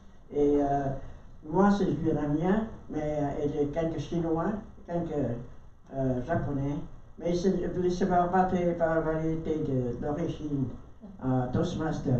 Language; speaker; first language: French; non-native, learner; Vietnamese